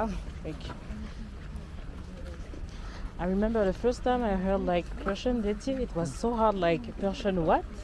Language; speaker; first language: English; non-native, learner; French